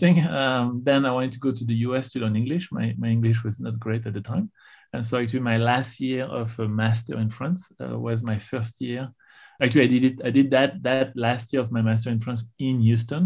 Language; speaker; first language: English; non-native, fluent; French